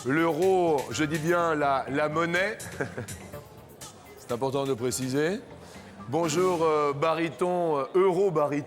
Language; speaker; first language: French; native; French